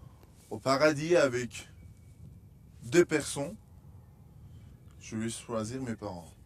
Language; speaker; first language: French; non-native, fluent; Uzbek